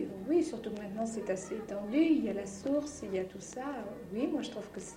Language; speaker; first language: French; native; French